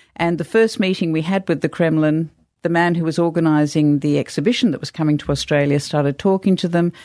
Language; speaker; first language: English; native; English